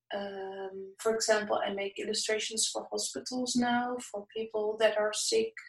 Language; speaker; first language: English; non-native, fluent; Dutch